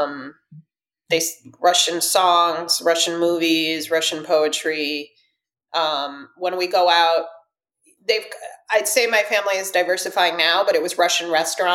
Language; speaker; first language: English; early bilingual, other home language; Russian